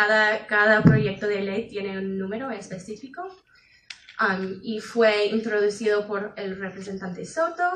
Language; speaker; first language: Spanish; non-native, fluent; English